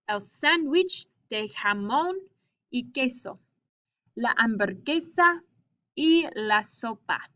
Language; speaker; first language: Spanish; non-native, fluent; English